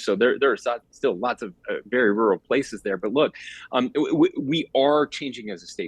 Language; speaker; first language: English; native; English